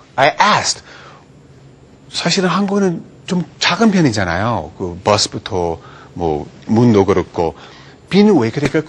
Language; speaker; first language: Korean; non-native, fluent; English